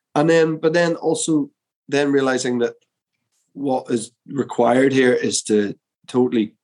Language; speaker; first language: English; native; English